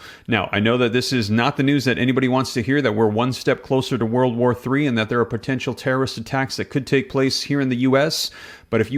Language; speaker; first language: English; native; English